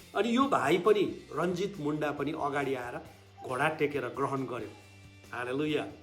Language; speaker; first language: Nepali; native; Nepali